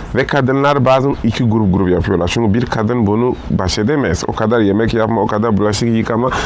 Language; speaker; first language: Turkish; non-native, learner; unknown